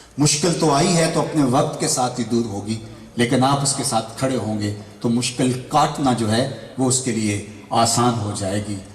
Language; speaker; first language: Urdu; non-native, local second language; Punjabi